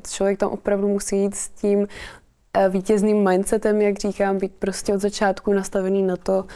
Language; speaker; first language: Czech; native; Czech